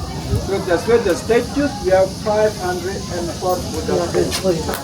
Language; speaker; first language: English; non-native, learner; Indonesian